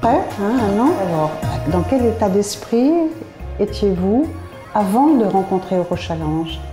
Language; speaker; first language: French; native; French